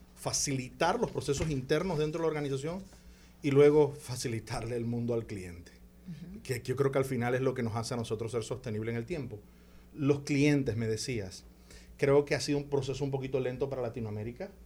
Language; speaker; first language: Spanish; native; Spanish